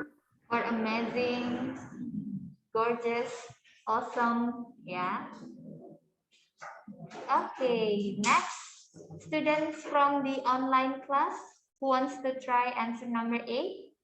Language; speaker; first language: English; non-native, fluent; Indonesian